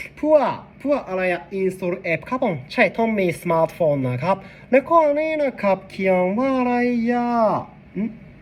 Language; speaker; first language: Thai; non-native, learner; Japanese